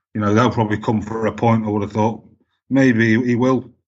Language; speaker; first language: English; native; English